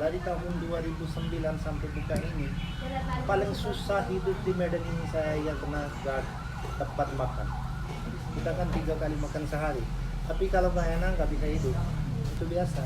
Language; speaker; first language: Indonesian; non-native, learner; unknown